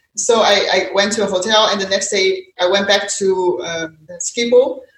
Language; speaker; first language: English; non-native, fluent; Chinese